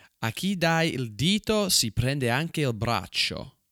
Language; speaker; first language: Italian; non-native, learner; English